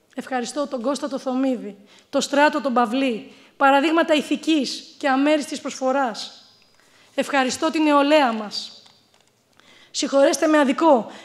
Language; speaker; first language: Greek; native; Greek